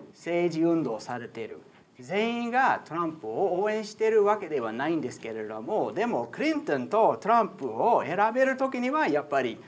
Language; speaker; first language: Japanese; non-native, fluent; English